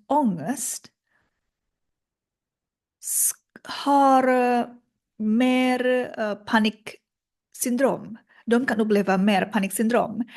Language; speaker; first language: Swedish; non-native, learner; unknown